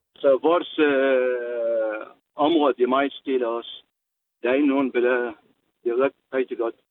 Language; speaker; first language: Danish; non-native, learner; Arabic